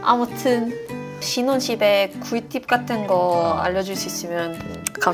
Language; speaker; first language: Korean; non-native, fluent; Swedish